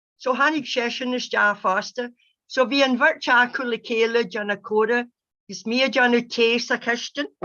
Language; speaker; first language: Irish; non-native, local second language; English